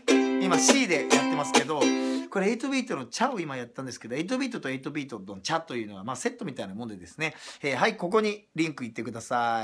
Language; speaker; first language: Japanese; native; Japanese